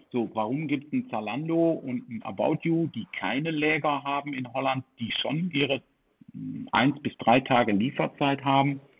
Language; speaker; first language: German; early bilingual, heritage; German